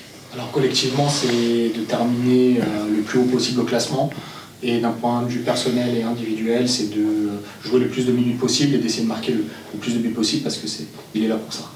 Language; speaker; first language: French; native; French